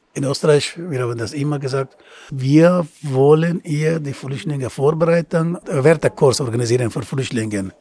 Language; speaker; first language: German; non-native, learner; Persian